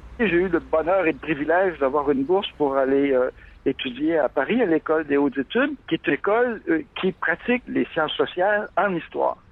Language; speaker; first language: French; native; French